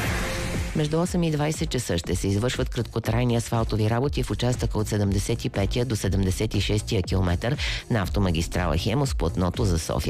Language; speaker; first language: Bulgarian; native; Bulgarian